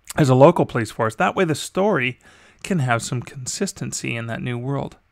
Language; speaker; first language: English; native; English